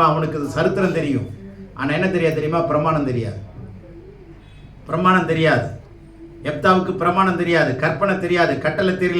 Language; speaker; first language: Tamil; native; Tamil